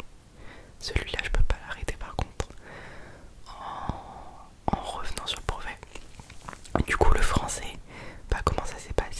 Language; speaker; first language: French; native; French